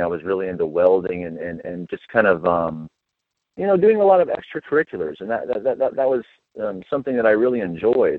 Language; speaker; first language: English; native; English